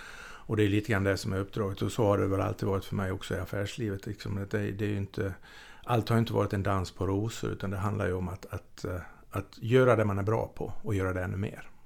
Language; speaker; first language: Swedish; native; Swedish